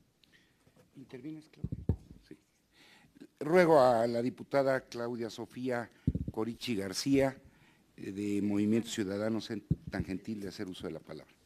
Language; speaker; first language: Spanish; native; Spanish